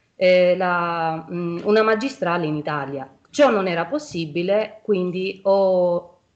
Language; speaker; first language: Italian; non-native, fluent; Albanian